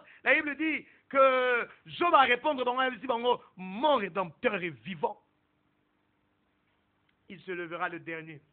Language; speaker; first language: French; non-native, local second language; Lingala